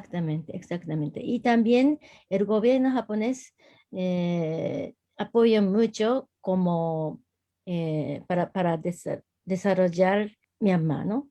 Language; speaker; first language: Spanish; non-native, learner; Japanese